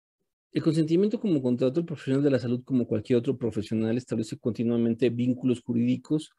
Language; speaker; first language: Spanish; native; Spanish